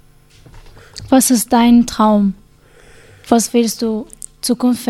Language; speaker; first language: German; non-native, learner; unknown